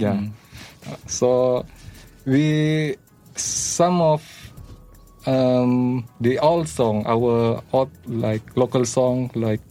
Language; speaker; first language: English; non-native, learner; Malay